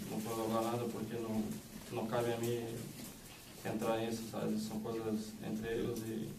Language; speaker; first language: Spanish; non-native, fluent; Portuguese